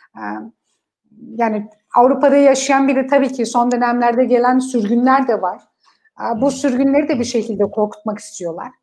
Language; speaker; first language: Turkish; non-native, fluent; Kurdish